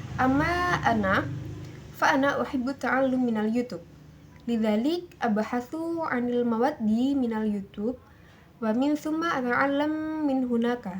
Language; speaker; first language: Arabic; non-native, learner; Indonesian